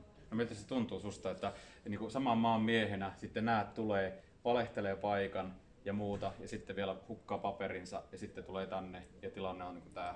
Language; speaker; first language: Finnish; native; Finnish